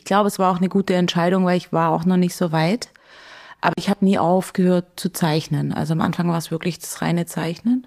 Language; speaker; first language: German; native; German